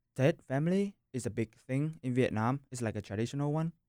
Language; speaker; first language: English; non-native, fluent; Vietnamese